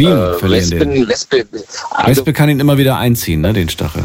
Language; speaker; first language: German; native; German